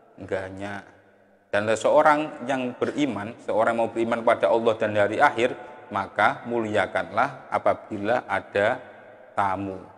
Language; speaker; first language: Indonesian; non-native, local second language; Javanese